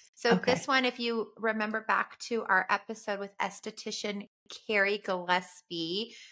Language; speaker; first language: English; native; English